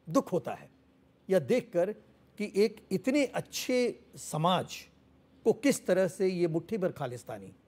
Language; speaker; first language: Hindi; native; Hindi